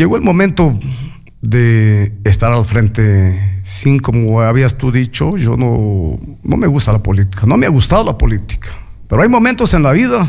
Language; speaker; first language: Spanish; native; Spanish